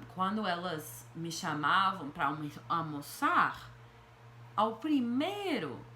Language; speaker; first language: Portuguese; non-native, fluent; English